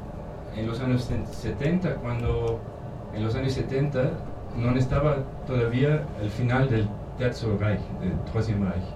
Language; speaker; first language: Spanish; non-native, learner; German